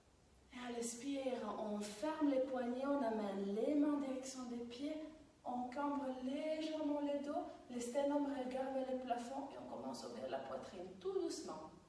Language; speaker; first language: French; non-native, fluent; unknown